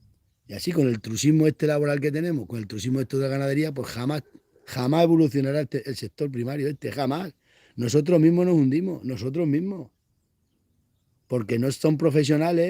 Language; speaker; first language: Spanish; native; Spanish